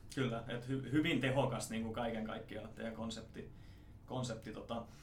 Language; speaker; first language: Finnish; native; Finnish